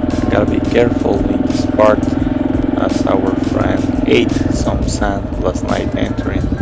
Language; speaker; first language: English; non-native, fluent; Spanish